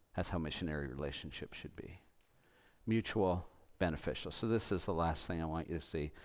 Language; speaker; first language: English; native; English